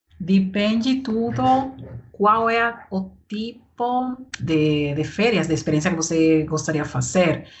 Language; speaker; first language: Portuguese; non-native, learner; Spanish